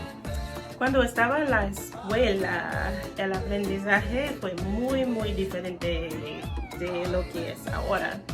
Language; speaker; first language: Spanish; non-native, learner; English